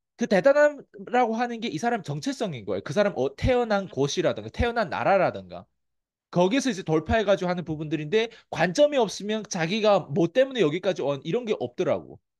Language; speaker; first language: Korean; native; Korean